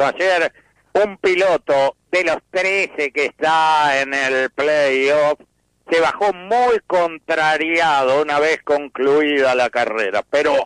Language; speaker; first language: Spanish; native; Spanish